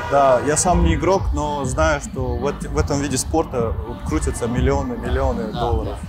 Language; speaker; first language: Russian; non-native, local second language; Uzbek